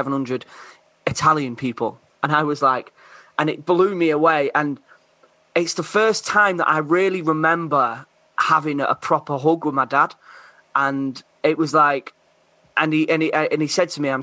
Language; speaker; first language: English; native; English